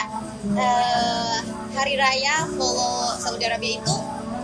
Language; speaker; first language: Indonesian; non-native, learner; Thai